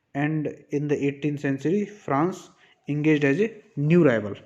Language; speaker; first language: English; non-native, local second language; Hindi